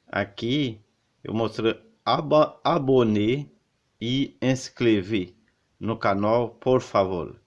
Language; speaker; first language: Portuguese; non-native, fluent; Haitian Creole